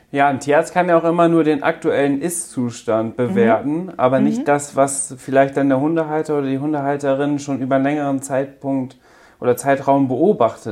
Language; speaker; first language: German; native; German